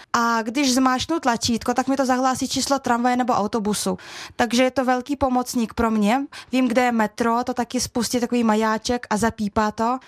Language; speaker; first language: Czech; early bilingual, other home language; Russian